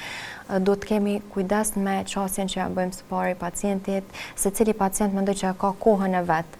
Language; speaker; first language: Albanian; native; Albanian